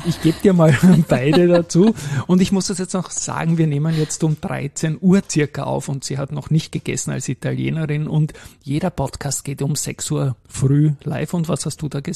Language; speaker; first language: German; native; German